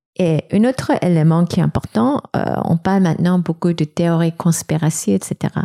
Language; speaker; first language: French; non-native, fluent; English